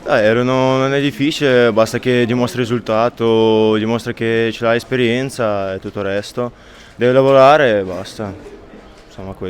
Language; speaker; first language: Italian; non-native, learner; Ukrainian